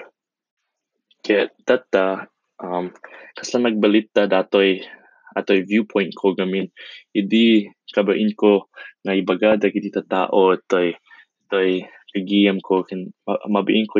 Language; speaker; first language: English; non-native, local second language; Iloko